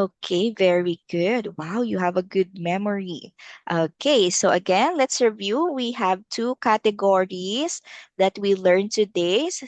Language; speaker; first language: English; non-native, local second language; Filipino